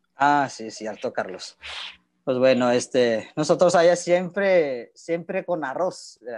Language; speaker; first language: Spanish; non-native, learner; Indonesian